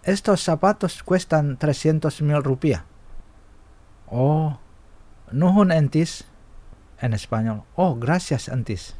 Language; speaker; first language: Spanish; non-native, fluent; Indonesian